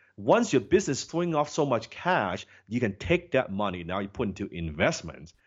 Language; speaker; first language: English; non-native, local second language; Cantonese